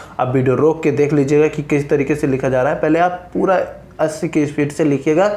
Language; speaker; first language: Hindi; native; Hindi